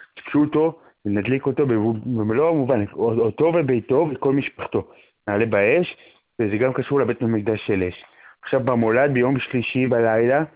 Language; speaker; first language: Hebrew; native; Hebrew